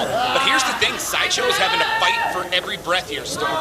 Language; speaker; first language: English; native; English